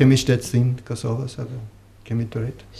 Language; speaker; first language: Albanian; non-native, learner; English